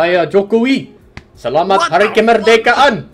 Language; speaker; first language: Indonesian; non-native, fluent; English